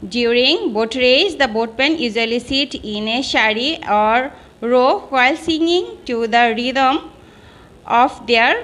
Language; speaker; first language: English; non-native, local second language; Bangla